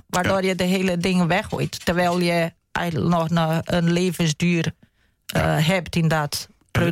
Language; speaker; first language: Dutch; non-native, fluent; Portuguese